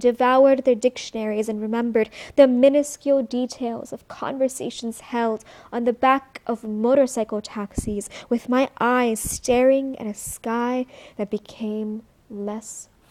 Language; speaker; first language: English; early bilingual, other home language; Marathi